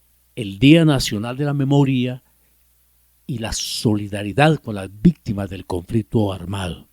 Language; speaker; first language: Spanish; native; Spanish